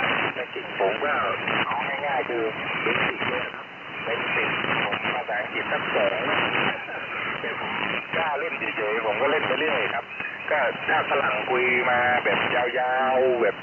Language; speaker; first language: Thai; native; Thai